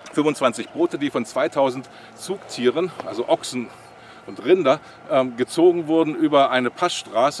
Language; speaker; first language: German; native; German